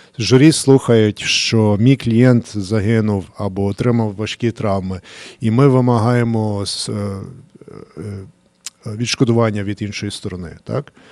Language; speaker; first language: Ukrainian; early bilingual, heritage; Ukrainian